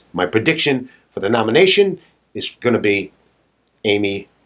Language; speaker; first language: English; native; English